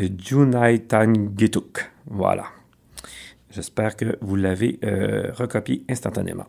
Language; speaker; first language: French; native; French